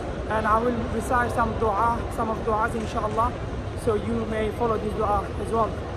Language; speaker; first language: English; non-native, local second language; Bangla